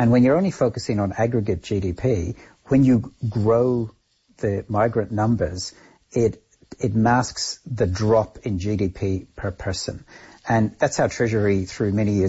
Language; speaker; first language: English; native; English